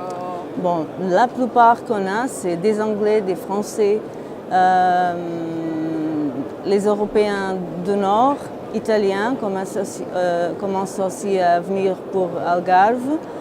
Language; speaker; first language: French; non-native, fluent; Portuguese